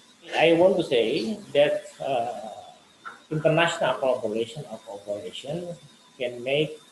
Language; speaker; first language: English; non-native, learner; Indonesian